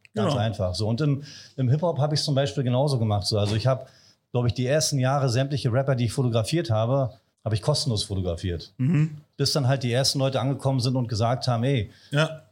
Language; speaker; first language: German; native; German